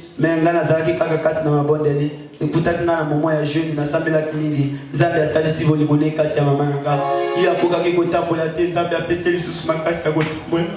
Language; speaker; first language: Lingala; native; Lingala